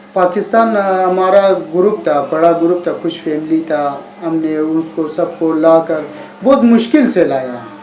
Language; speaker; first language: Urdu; non-native, learner; Persian